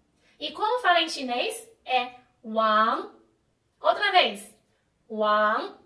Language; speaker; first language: Portuguese; non-native, fluent; Chinese